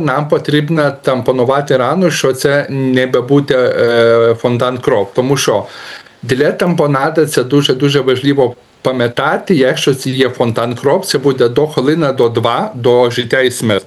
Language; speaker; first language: Ukrainian; non-native, learner; Lithuanian